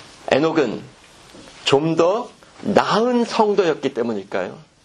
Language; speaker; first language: Korean; native; Korean